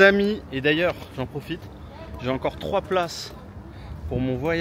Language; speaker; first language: French; native; French